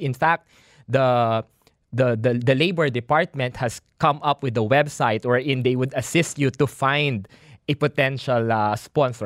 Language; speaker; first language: English; non-native, local second language; Filipino